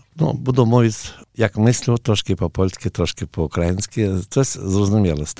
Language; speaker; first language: Polish; non-native, learner; Ukrainian